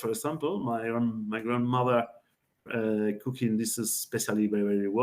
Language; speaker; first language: English; non-native, learner; Spanish